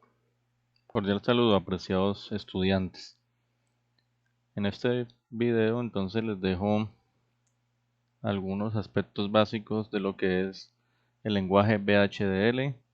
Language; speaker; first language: Spanish; native; Spanish